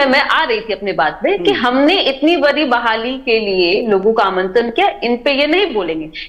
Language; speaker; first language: Hindi; native; Hindi